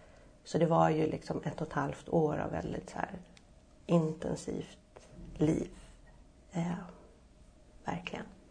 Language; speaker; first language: Swedish; native; Swedish